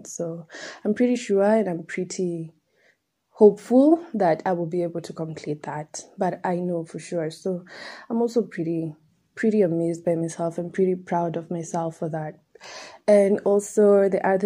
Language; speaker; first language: English; non-native, local second language; Swahili